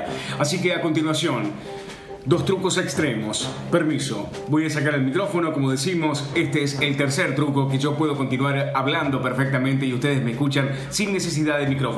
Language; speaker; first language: Spanish; native; Spanish